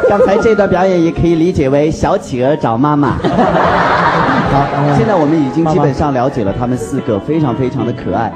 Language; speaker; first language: Chinese; native; Chinese